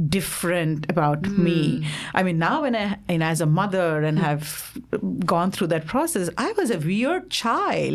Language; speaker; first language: English; non-native, local second language; Assamese